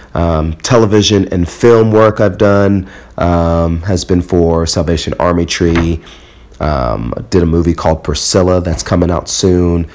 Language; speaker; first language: English; early bilingual, other home language; Akan